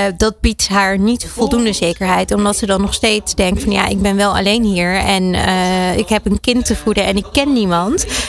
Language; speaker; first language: Dutch; early bilingual, other home language; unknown